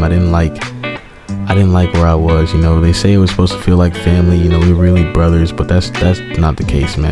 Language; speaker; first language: English; native; English